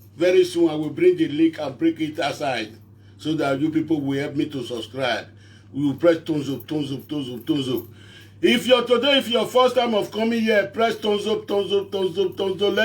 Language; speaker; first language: Nigerian Pidgin; non-native, local second language; Bini